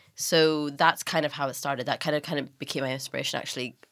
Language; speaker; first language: English; native; English